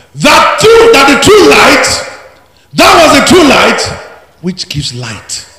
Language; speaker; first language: English; non-native, local second language; Yoruba